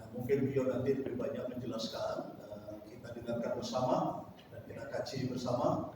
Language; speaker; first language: Indonesian; native; Indonesian